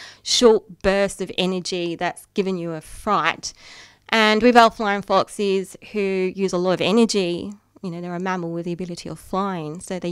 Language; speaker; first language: English; native; English